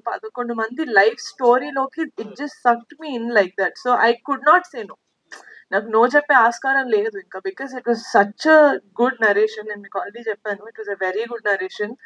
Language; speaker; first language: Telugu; native; Telugu